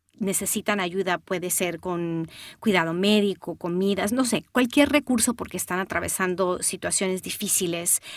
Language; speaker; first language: Spanish; early bilingual, heritage; Spanish